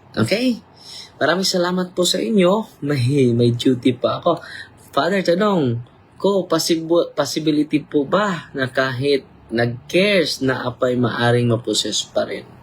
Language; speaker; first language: Filipino; non-native, local second language; Cebuano